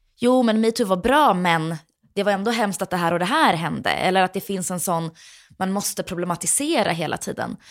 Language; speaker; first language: Swedish; early bilingual, other home language; Bosnian